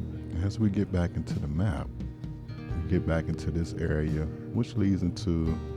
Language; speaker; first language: English; native; English